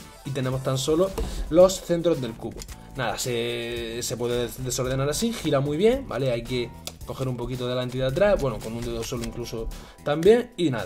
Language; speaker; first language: Spanish; native; Spanish